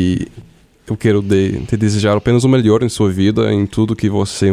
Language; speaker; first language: Portuguese; non-native, fluent; English